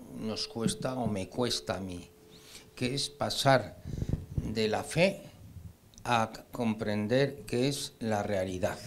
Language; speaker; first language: Spanish; native; Spanish